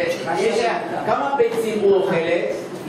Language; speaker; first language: Hebrew; non-native, learner; Turkish